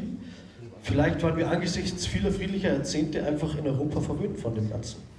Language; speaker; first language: German; native; German